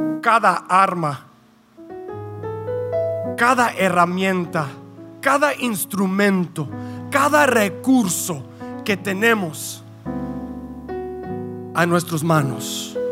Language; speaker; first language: Spanish; early bilingual, heritage; Spanish